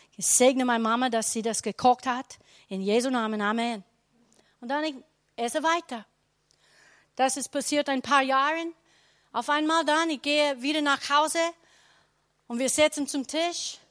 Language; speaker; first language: German; non-native, learner; English